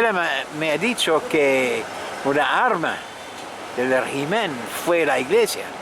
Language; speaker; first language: Spanish; non-native, fluent; French